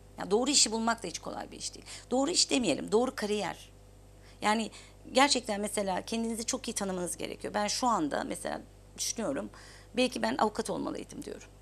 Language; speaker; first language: Turkish; native; Turkish